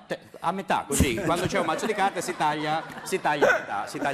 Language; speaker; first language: Italian; native; Italian